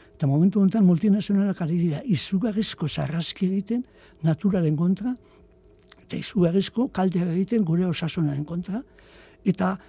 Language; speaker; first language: Basque; native; Basque